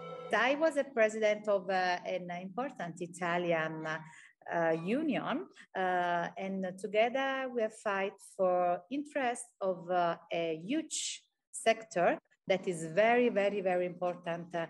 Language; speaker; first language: English; non-native, learner; Italian